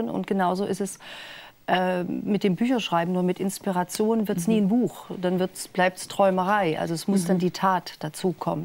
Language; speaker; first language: German; native; German